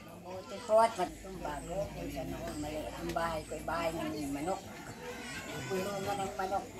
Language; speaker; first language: Filipino; non-native, local second language; Cebuano